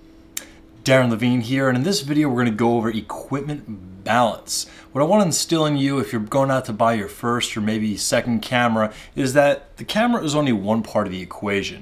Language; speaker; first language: English; native; English